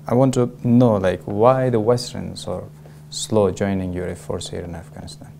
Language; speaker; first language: English; non-native, fluent; Persian